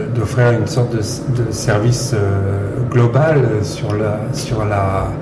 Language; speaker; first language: French; native; French